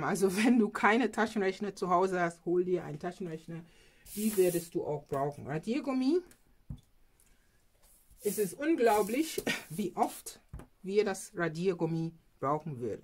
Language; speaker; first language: German; non-native, fluent; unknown